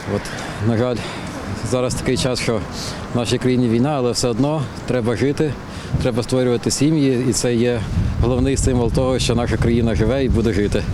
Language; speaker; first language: Ukrainian; native; Ukrainian